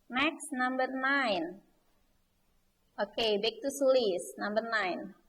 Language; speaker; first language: English; non-native, learner; Indonesian